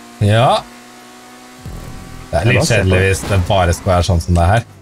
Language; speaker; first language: Norwegian; native; Norwegian